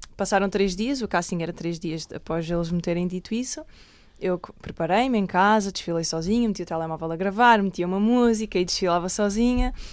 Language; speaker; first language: Portuguese; native; Portuguese